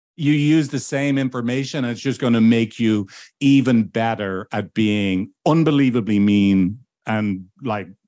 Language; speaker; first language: English; native; English